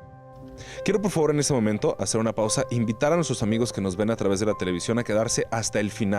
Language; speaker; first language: Spanish; native; Spanish